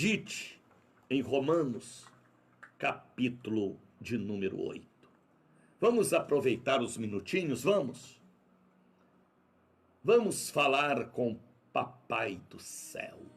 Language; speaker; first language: Portuguese; native; Portuguese